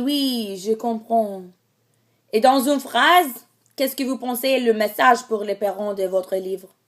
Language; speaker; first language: French; non-native, learner; English